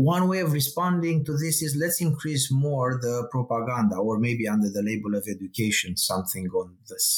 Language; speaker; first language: English; non-native, fluent; Romanian